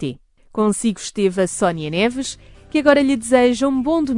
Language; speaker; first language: Portuguese; native; Portuguese